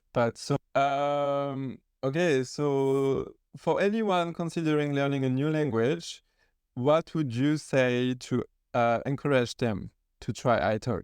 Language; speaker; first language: English; non-native, fluent; French